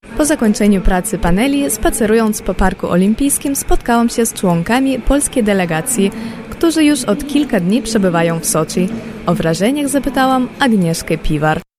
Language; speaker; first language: Polish; non-native, fluent; Russian